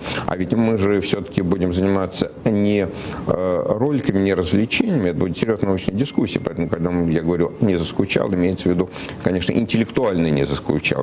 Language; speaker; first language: Russian; native; Russian